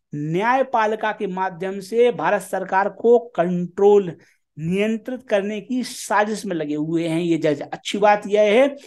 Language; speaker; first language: Hindi; native; Hindi